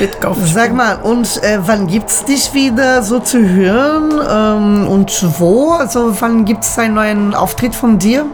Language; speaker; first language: German; native; German